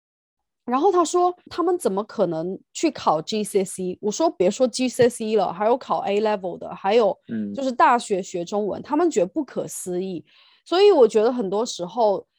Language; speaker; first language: Chinese; native; Chinese